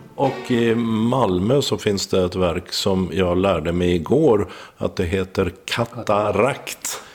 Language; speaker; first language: Swedish; native; Swedish